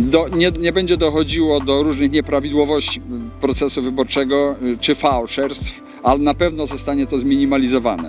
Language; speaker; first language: Polish; native; Polish